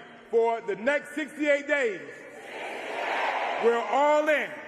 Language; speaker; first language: English; native; English